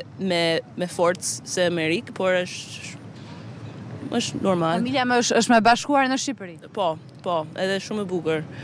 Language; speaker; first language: Albanian; non-native, learner; English